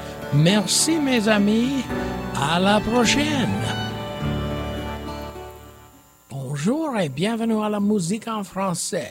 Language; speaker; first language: French; non-native, learner; English